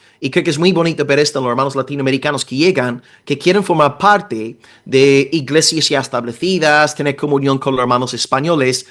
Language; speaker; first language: Spanish; non-native, fluent; English